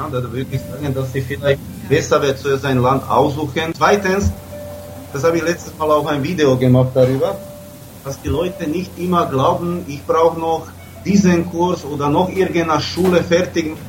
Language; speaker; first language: German; non-native, fluent; Slovak